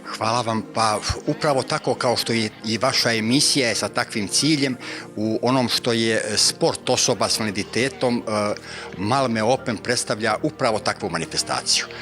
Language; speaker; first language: Bosnian; native; Bosnian